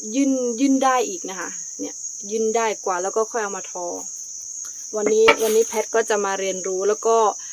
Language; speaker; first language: Thai; non-native, local second language; Karen languages